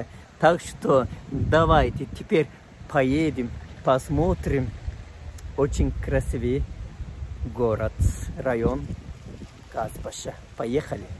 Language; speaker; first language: Russian; non-native, fluent; Turkish